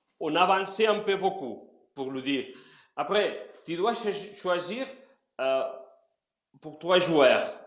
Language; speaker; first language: French; non-native, learner; Spanish